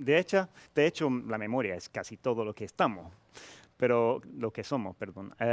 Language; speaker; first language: Spanish; non-native, fluent; English